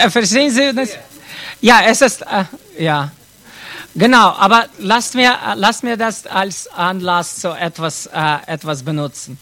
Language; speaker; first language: German; non-native, fluent; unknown